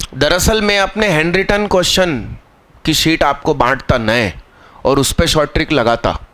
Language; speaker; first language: Hindi; non-native, local second language; Gujarati